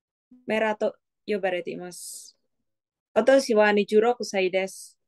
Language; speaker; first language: Japanese; non-native, learner; Indonesian